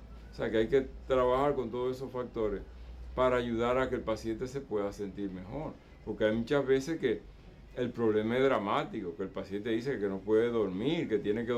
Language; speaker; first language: Spanish; native; Spanish